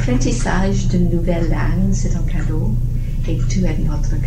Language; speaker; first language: French; non-native, learner; English